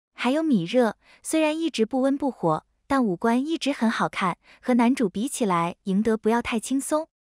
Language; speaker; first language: Chinese; native; Chinese